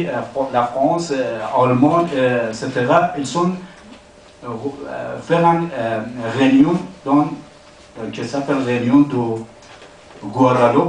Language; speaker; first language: French; non-native, learner; Persian